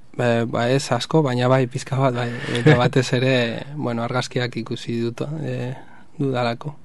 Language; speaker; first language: Basque; non-native, local second language; Spanish